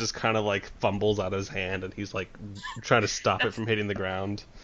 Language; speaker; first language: English; native; English